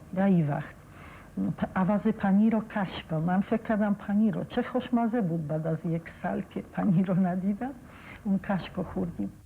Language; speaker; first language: Persian; non-native, fluent; Polish